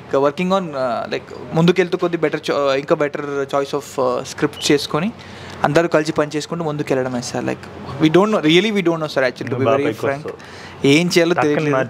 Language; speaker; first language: Telugu; native; Telugu